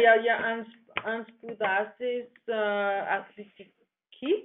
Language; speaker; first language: Greek; non-native, learner; German